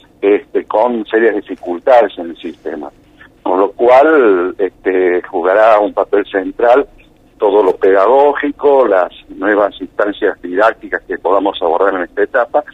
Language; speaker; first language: Spanish; native; Spanish